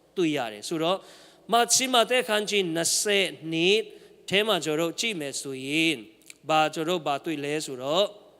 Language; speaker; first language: Burmese; non-native, local second language; Tedim Chin